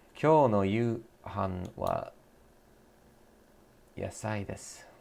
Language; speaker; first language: Japanese; non-native, learner; English